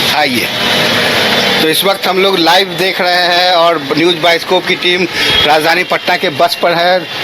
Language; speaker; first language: Hindi; native; Hindi